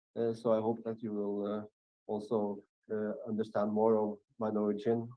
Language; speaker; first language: English; non-native, fluent; Norwegian